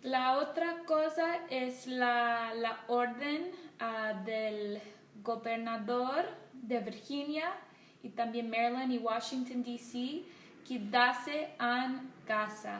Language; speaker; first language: Spanish; non-native, learner; English